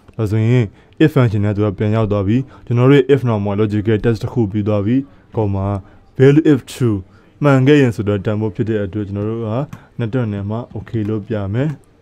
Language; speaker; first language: Burmese; native; Burmese